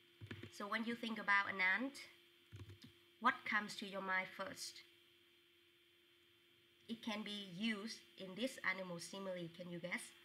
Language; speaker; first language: English; non-native, fluent; Vietnamese